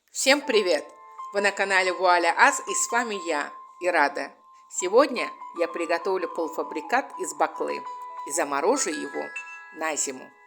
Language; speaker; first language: Russian; non-native, local second language; Azerbaijani